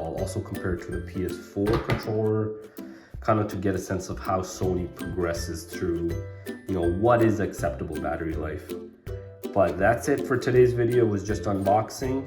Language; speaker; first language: English; native; English